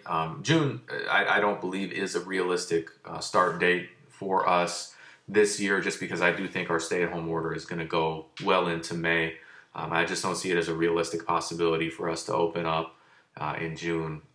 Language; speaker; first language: English; native; English